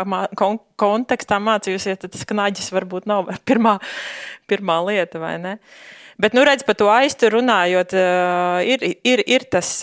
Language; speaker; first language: Latvian; native; Latvian